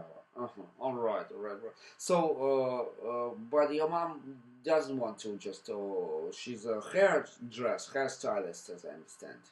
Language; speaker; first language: English; non-native, fluent; Russian